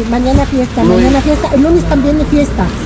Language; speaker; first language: Spanish; non-native, learner; Filipino